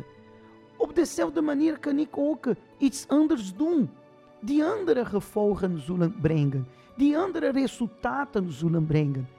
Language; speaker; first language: Dutch; non-native, fluent; Portuguese